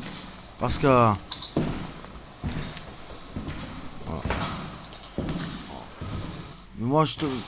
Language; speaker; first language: French; native; French